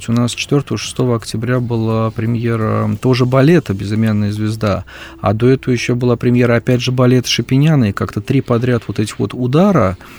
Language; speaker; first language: Russian; native; Russian